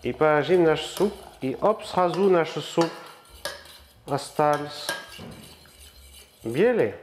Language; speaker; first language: Russian; non-native, learner; French